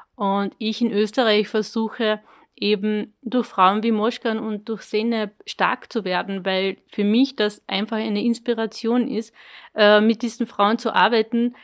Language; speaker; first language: German; native; German